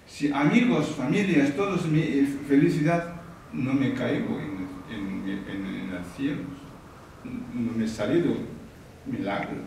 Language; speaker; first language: Spanish; non-native, learner; Tibetan